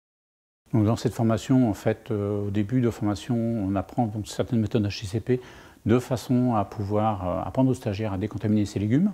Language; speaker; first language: French; native; French